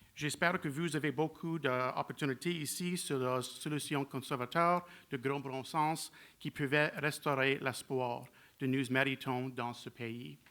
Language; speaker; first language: French; non-native, learner; English